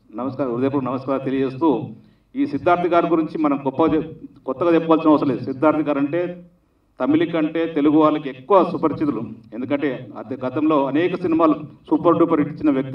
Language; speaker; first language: Telugu; native; Telugu